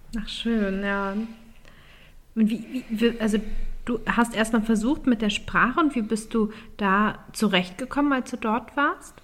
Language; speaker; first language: German; early bilingual, other home language; Turkish